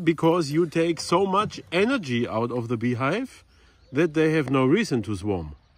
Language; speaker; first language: English; non-native, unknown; German